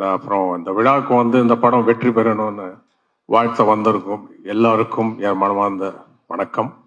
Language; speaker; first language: Tamil; non-native, local second language; Telugu